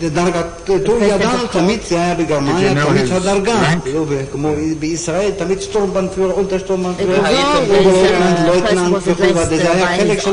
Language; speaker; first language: Hebrew; non-native, fluent; German